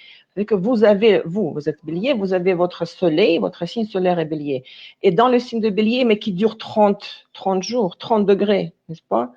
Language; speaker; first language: French; non-native, fluent; Russian